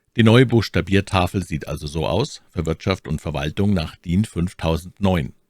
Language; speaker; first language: German; native; German